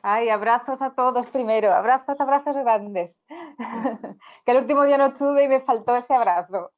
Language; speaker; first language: Spanish; native; Spanish